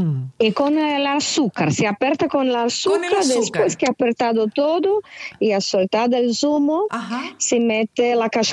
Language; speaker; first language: Spanish; non-native, fluent; Portuguese